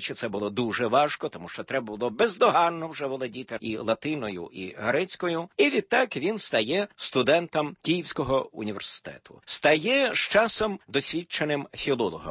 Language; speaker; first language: Ukrainian; native; Ukrainian